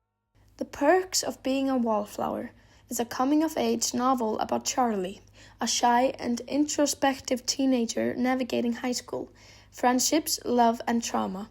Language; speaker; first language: English; non-native, learner; Icelandic